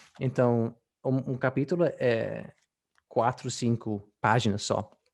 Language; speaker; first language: Portuguese; non-native, fluent; English